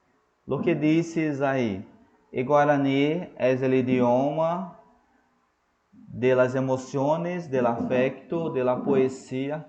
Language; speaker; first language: Spanish; non-native, fluent; Portuguese